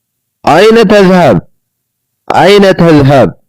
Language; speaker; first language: Arabic; non-native, fluent; Amharic